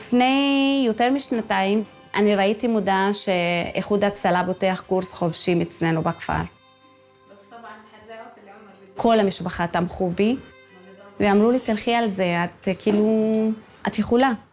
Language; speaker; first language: Hebrew; non-native, local second language; Arabic